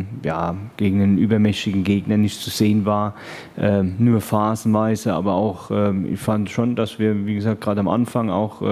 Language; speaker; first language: German; native; German